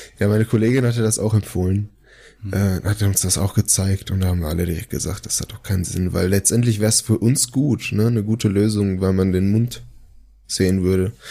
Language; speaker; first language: German; native; German